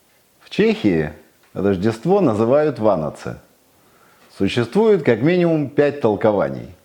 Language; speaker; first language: Russian; native; Russian